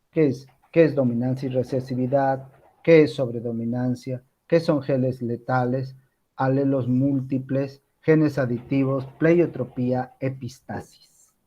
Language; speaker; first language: Spanish; native; Spanish